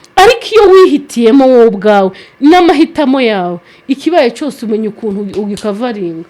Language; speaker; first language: Kinyarwanda; native; Kinyarwanda